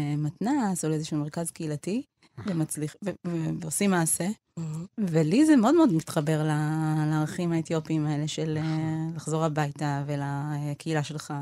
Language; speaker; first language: Hebrew; early bilingual, other home language; Amharic